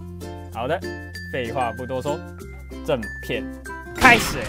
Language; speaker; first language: Chinese; native; Chinese